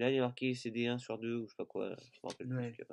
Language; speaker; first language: French; native; French